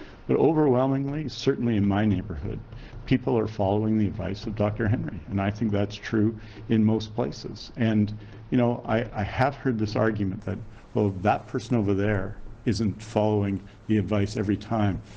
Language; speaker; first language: English; native; English